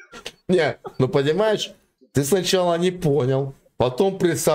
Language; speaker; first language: Russian; native; Russian